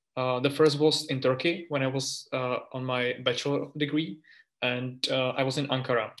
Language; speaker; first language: English; non-native, fluent; Czech